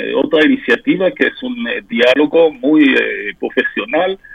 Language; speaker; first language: Spanish; non-native, fluent; French